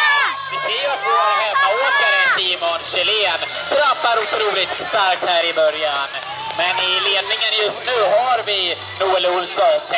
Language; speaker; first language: Swedish; native; Swedish